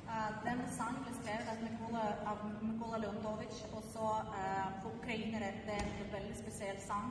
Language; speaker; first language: Norwegian; non-native, learner; Ukrainian